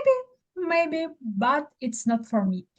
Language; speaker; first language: English; non-native, learner; Ukrainian